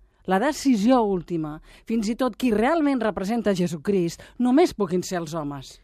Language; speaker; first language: Catalan; native; Catalan